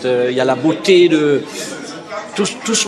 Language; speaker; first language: French; native; French